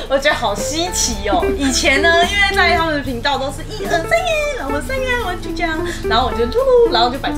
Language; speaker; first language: Chinese; native; Chinese